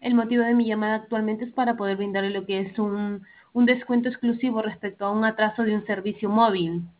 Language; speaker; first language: Spanish; native; Spanish